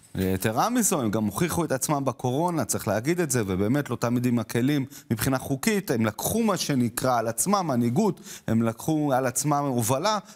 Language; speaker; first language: Hebrew; native; Hebrew